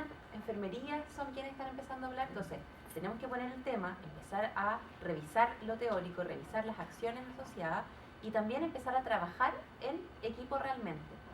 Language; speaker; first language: Spanish; native; Spanish